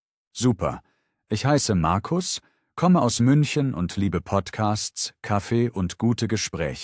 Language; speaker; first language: German; native; German